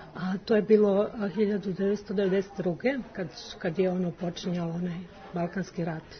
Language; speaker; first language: Serbian; native; Serbian